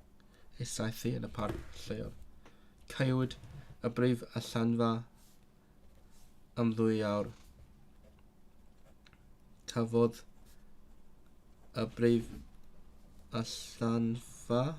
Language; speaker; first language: Welsh; non-native, learner; Cantonese